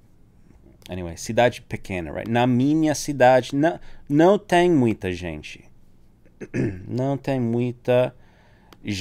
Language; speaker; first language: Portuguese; non-native, fluent; English